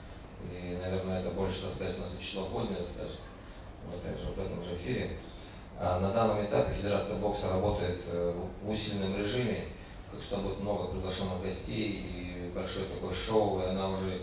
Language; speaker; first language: Russian; native; Russian